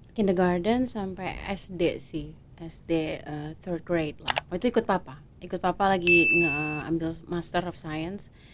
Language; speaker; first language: Indonesian; native; Indonesian